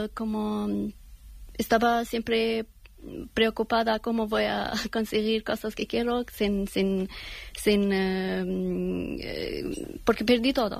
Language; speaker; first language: Spanish; non-native, learner; Persian